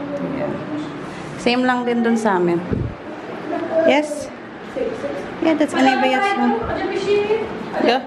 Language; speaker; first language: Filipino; non-native, local second language; Hiligaynon